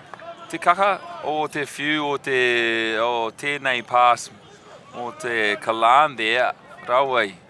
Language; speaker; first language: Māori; non-native, local second language; English